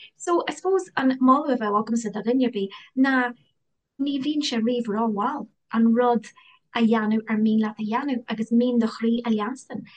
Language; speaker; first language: Irish; non-native, local second language; English